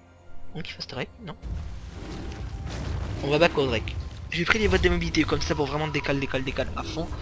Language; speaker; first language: French; native; French